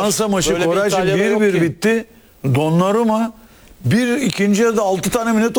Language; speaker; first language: Turkish; native; Turkish